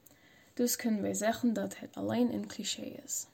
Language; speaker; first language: Dutch; non-native, learner; German